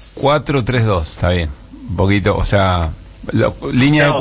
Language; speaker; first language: Spanish; native; Spanish